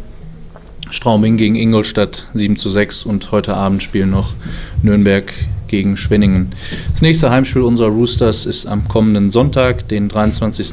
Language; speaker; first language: German; native; German